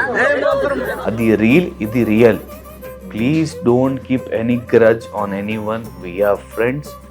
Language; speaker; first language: Telugu; non-native, learner; Hindi